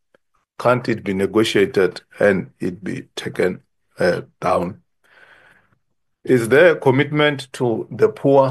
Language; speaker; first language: English; non-native, local second language; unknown